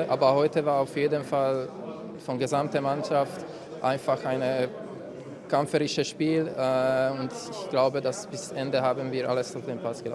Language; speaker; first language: German; non-native, fluent; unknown